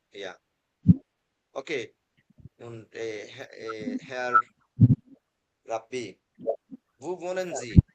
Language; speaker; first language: German; non-native, fluent; Bangla